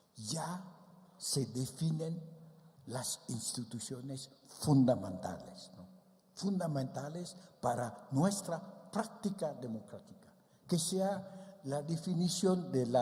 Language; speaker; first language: Spanish; non-native, fluent; Vietnamese